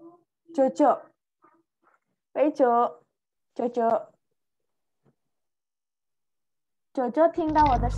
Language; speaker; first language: Chinese; non-native, fluent; Indonesian